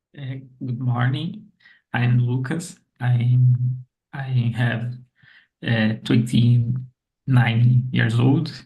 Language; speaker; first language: English; non-native, learner; Portuguese